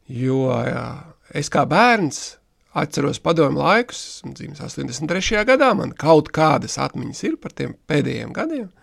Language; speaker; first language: Latvian; native; Latvian